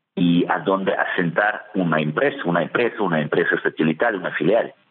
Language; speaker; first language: Spanish; non-native, fluent; Russian